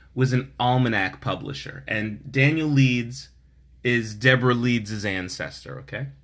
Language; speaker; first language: English; native; English